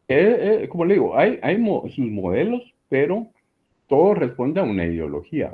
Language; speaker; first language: Spanish; native; Spanish